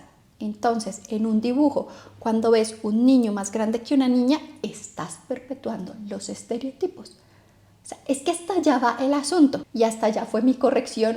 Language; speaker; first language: Spanish; native; Spanish